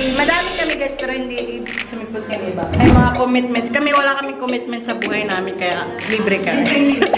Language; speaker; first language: Filipino; non-native, local second language; Iloko